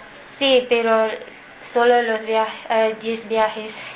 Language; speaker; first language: Spanish; non-native, learner; Filipino